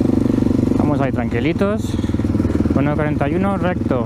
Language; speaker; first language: Spanish; native; Spanish